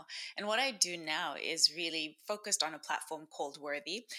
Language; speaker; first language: English; non-native, local second language; Shona